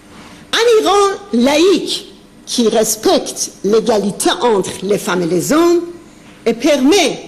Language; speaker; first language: French; non-native, fluent; Persian